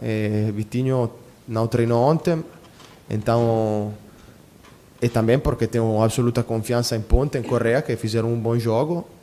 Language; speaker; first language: Portuguese; non-native, fluent; Italian